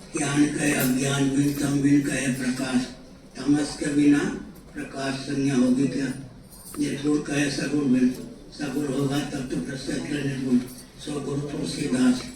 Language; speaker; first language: Hindi; non-native, local second language; Maithili